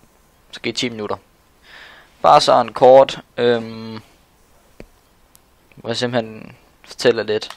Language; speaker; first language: Danish; native; Danish